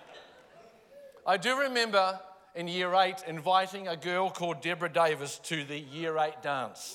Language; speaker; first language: English; native; English